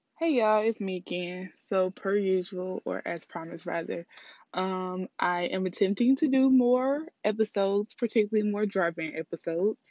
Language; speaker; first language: English; native; English